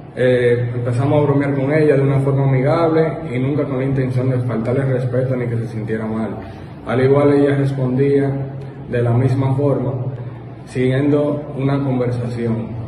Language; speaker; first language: Spanish; native; Spanish